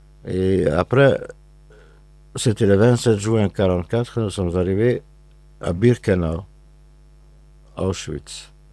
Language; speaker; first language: French; non-native, fluent; Hungarian